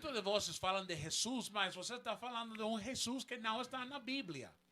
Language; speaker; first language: Portuguese; non-native, learner; Spanish